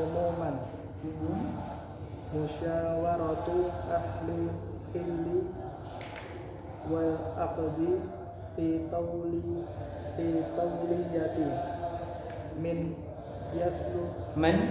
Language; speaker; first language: Arabic; non-native, learner; Indonesian